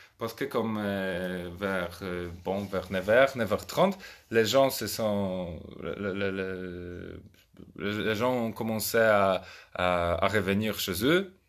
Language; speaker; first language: French; non-native, fluent; Polish